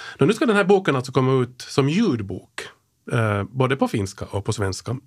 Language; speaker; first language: Swedish; native; Swedish